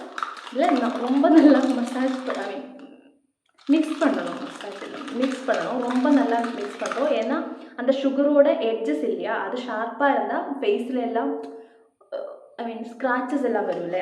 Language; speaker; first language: Tamil; non-native, learner; Malayalam